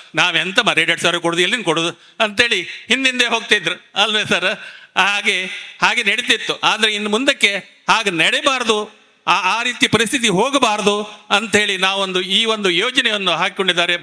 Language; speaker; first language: Kannada; native; Kannada